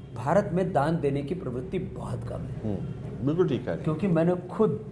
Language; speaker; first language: Hindi; native; Hindi